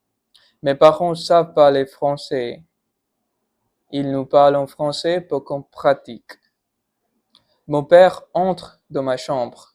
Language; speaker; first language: French; non-native, learner; Punjabi